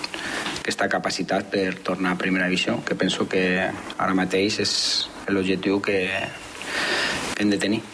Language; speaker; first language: Catalan; non-native, fluent; Spanish